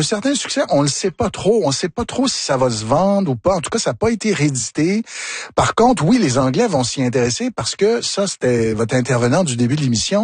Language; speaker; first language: French; native; French